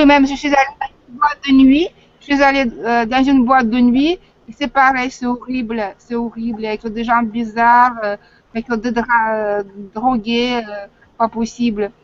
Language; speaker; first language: French; non-native, fluent; Russian